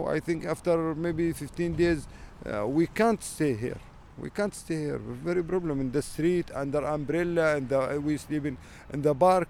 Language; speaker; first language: English; non-native, learner; Arabic